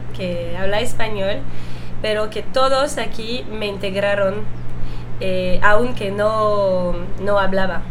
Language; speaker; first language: Spanish; non-native, fluent; French